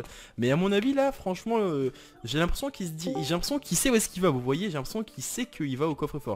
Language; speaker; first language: French; native; French